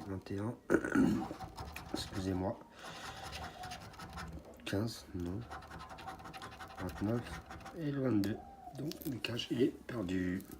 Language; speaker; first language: French; native; French